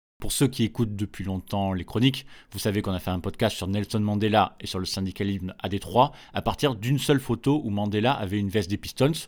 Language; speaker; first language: French; native; French